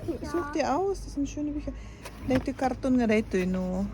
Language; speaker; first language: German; non-native, learner; Filipino